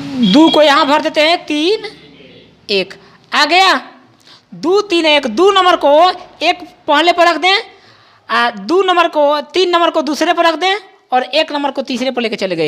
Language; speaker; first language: Hindi; non-native, local second language; Bhojpuri